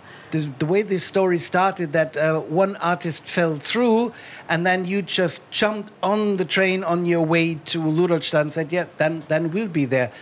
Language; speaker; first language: English; non-native, fluent; German